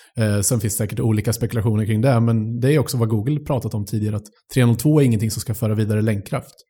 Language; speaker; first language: Swedish; native; Swedish